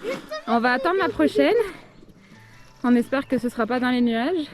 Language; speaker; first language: French; native; French